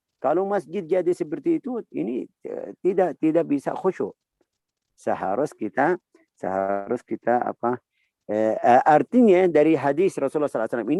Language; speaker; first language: Indonesian; non-native, fluent; Arabic